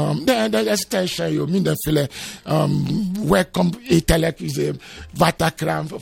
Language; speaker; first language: Hungarian; non-native, learner; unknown